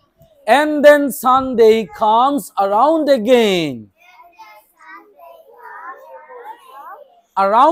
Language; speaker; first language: English; non-native, learner; Bangla